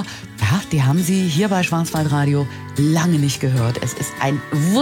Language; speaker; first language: German; native; German